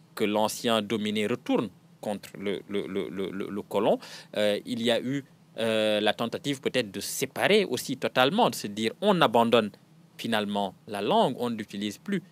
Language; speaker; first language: French; non-native, local second language; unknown